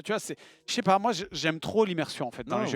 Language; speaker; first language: French; native; French